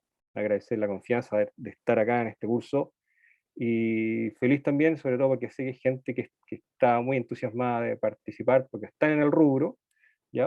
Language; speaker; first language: Spanish; native; Spanish